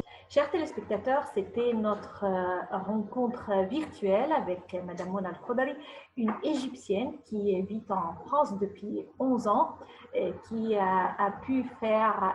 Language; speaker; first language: French; non-native, fluent; Arabic